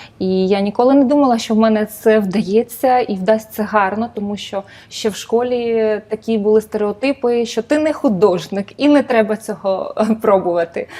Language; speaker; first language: Ukrainian; native; Ukrainian